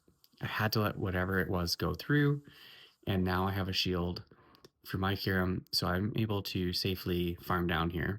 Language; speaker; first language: English; native; English